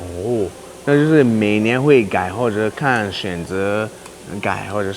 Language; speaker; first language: Chinese; non-native, learner; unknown